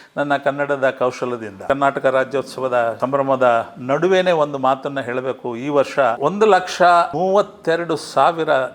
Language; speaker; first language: Kannada; non-native, local second language; Urdu